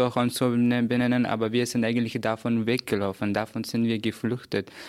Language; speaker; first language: German; non-native, fluent; Persian